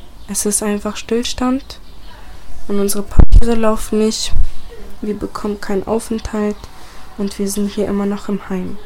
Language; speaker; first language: German; early bilingual, other home language; Bosnian